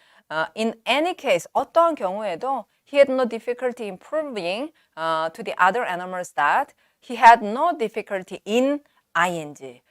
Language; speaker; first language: English; non-native, fluent; Korean